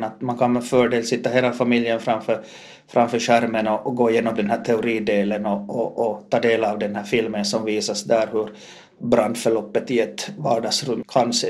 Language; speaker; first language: Swedish; native; Swedish